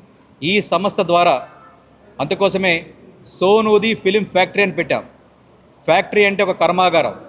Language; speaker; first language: Telugu; native; Telugu